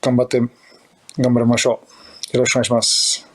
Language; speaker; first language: Japanese; non-native, learner; English